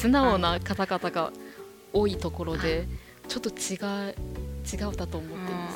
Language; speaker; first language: Japanese; non-native, fluent; Chinese